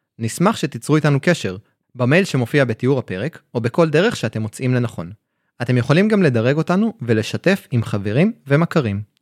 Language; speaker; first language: Hebrew; native; Hebrew